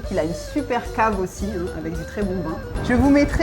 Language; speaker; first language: French; native; French